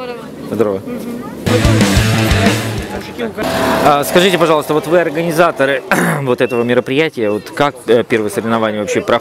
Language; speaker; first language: Russian; native; Russian